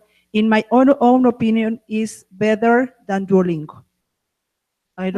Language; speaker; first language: English; non-native, fluent; Spanish